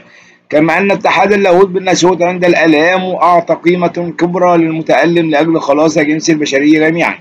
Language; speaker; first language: Arabic; native; Arabic